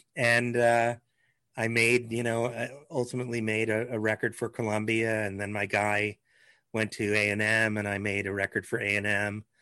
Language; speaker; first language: English; native; English